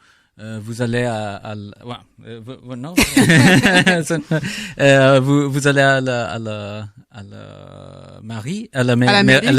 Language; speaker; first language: French; non-native, learner; English